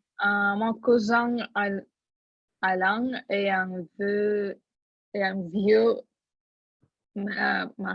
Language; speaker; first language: French; non-native, learner; Russian